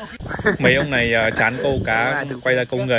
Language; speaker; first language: Vietnamese; native; Vietnamese